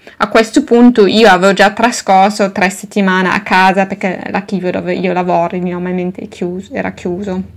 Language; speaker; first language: Italian; non-native, fluent; German